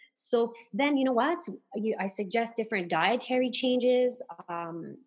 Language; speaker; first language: English; non-native, fluent; French